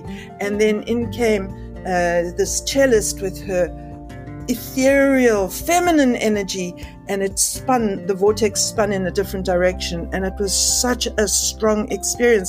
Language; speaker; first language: English; native; English